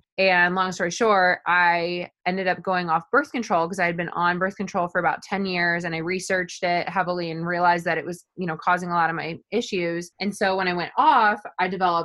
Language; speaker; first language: English; native; English